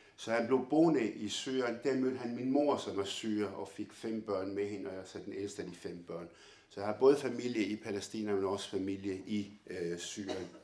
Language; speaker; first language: Danish; early bilingual, other home language; Arabic